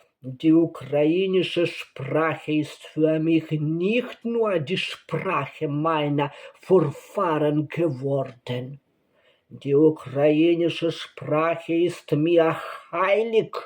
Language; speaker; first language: German; non-native, learner; Ukrainian